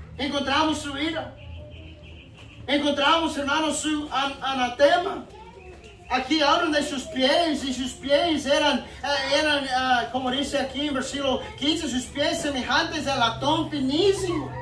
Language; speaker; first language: Spanish; non-native, fluent; English